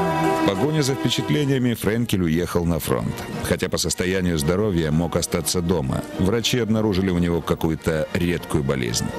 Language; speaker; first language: Russian; native; Russian